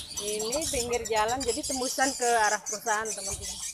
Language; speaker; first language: Indonesian; non-native, local second language; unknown